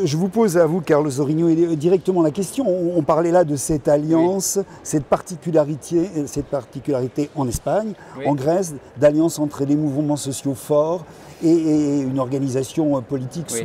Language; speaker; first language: French; native; French